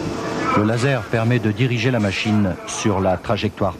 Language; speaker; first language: French; native; French